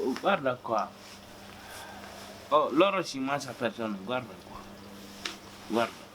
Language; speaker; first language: Italian; non-native, learner; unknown